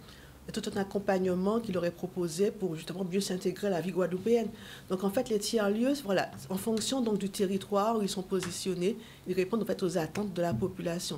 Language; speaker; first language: French; native; French